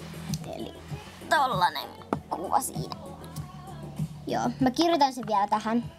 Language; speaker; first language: Finnish; native; Finnish